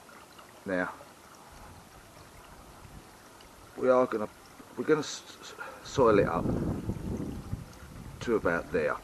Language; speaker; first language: English; native; English